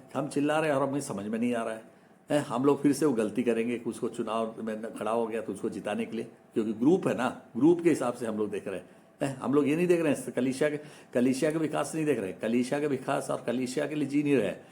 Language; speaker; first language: Hindi; non-native, local second language; Malayalam